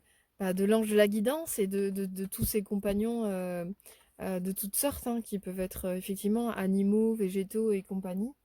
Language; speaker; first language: French; native; French